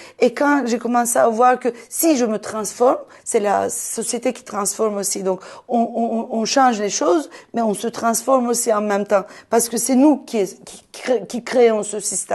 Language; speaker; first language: French; non-native, fluent; Turkish